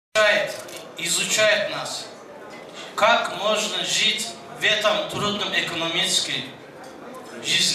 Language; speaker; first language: Russian; non-native, fluent; Azerbaijani